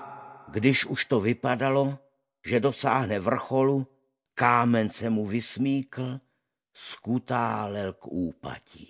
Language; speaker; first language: Czech; native; Czech